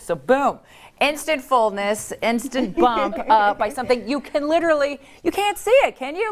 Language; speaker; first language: English; native; English